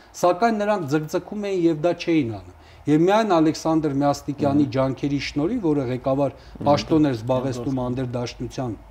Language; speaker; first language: Armenian; native; Armenian